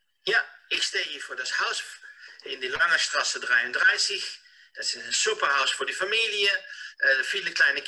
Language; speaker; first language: German; non-native, learner; Dutch